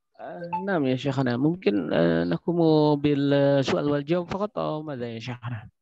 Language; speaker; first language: Arabic; non-native, learner; Indonesian